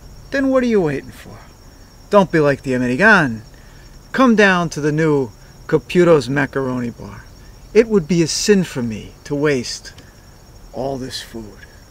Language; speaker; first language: English; native; English